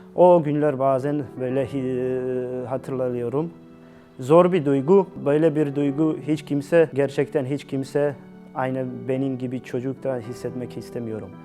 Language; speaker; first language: Turkish; non-native, learner; Bosnian